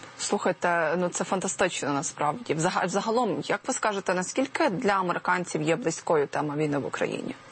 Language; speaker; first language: Ukrainian; native; Ukrainian